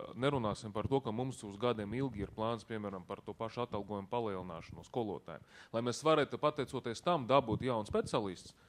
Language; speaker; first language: Latvian; non-native, local second language; Russian